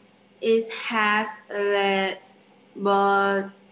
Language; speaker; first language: English; non-native, learner; Vietnamese